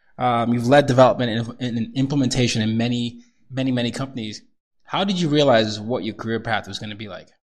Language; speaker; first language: English; non-native, local second language; Yoruba